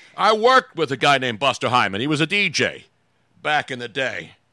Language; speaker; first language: English; early bilingual, other home language; Italian